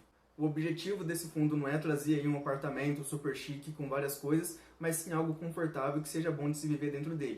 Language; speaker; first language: Portuguese; native; Portuguese